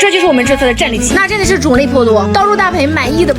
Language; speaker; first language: Chinese; native; Chinese